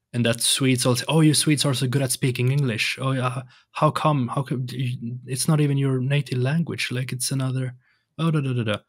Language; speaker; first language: English; non-native, fluent; Swedish